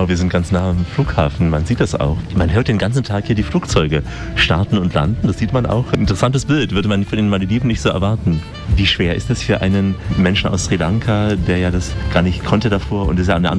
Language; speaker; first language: German; native; German